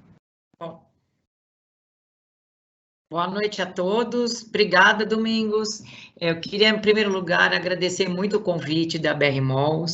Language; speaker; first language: Portuguese; native; Portuguese